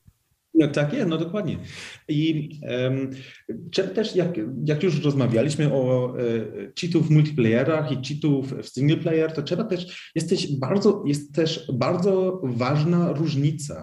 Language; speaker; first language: Polish; early bilingual, heritage; Polish